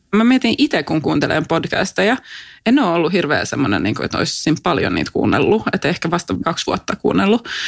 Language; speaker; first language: Finnish; non-native, local second language; Swedish